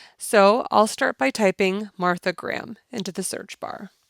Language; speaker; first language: English; native; English